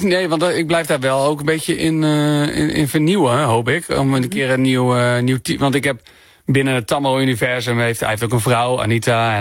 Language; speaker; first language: Dutch; native; Dutch